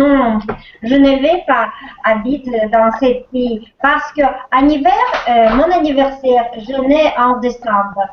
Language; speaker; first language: French; non-native, learner; Russian